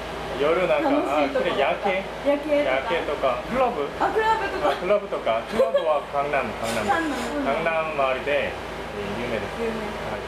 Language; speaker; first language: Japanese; non-native, learner; Korean